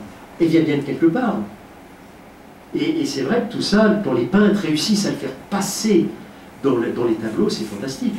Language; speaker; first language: French; native; French